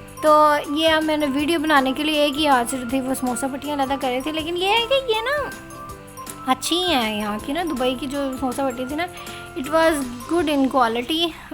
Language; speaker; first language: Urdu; native; Urdu